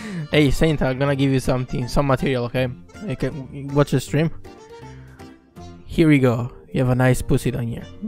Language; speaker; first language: English; non-native, fluent; Italian